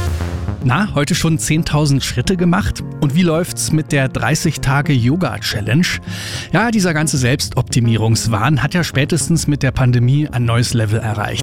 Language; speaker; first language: German; native; German